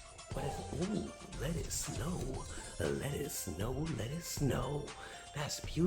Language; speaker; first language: English; native; English